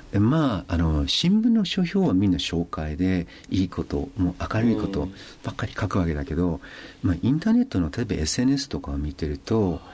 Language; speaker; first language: Japanese; non-native, fluent; English